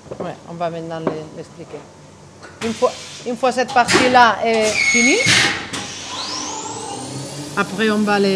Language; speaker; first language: French; non-native, fluent; Spanish